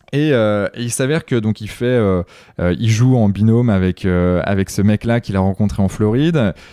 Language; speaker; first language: French; native; French